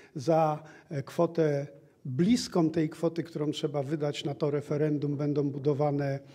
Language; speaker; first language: Polish; native; Polish